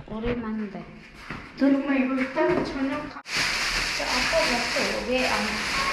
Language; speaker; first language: Korean; early bilingual, other home language; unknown